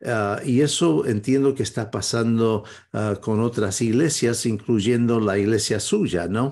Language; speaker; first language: Spanish; non-native, fluent; English